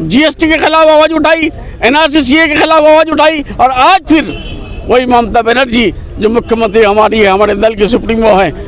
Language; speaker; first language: Hindi; non-native, local second language; Urdu